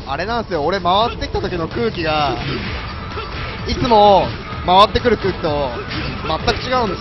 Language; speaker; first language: Japanese; native; Japanese